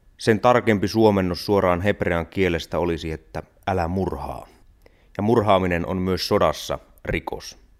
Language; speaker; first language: Finnish; native; Finnish